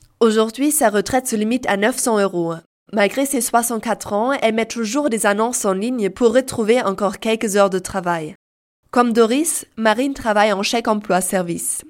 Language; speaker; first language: French; native; French